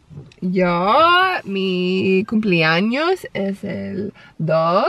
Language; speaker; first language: Spanish; non-native, learner; English